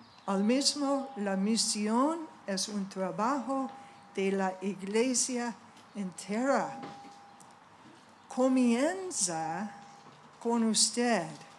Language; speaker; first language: Spanish; non-native, fluent; English